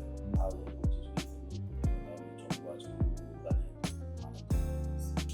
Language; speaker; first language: Korean; non-native, fluent; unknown